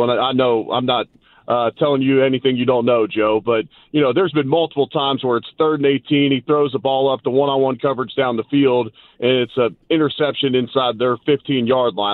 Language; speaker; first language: English; native; English